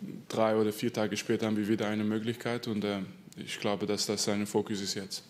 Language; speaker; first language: German; non-native, fluent; French